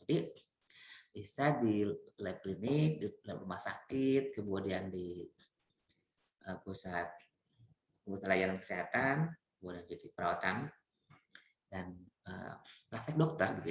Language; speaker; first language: Indonesian; native; Indonesian